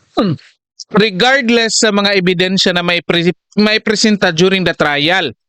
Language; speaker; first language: Filipino; non-native, local second language; Cebuano